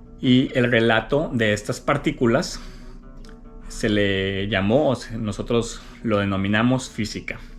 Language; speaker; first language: Spanish; native; Spanish